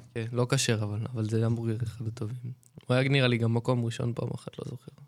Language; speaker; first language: Hebrew; native; Hebrew